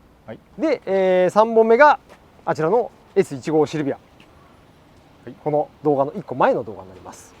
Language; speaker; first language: Japanese; native; Japanese